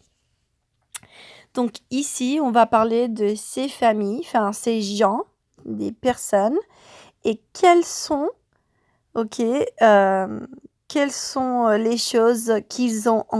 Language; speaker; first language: French; non-native, fluent; Spanish